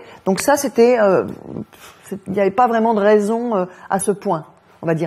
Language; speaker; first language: French; native; French